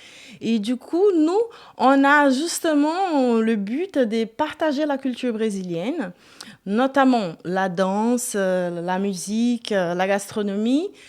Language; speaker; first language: French; non-native, fluent; Portuguese